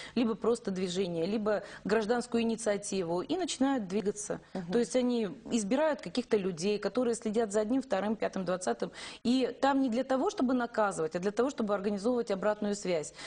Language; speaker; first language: Russian; native; Russian